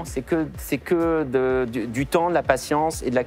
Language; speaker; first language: French; native; French